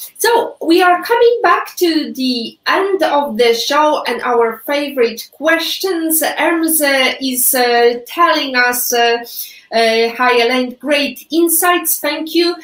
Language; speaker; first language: English; non-native, fluent; Polish